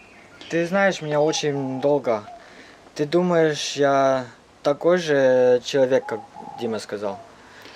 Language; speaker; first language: Russian; non-native, learner; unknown